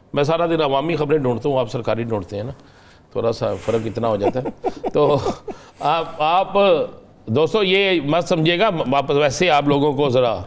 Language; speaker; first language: Urdu; native; Urdu